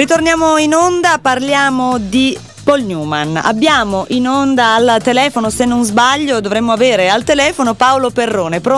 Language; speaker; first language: Italian; native; Italian